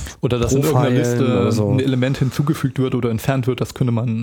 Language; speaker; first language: German; native; German